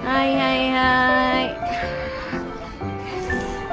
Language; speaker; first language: Japanese; non-native, learner; Filipino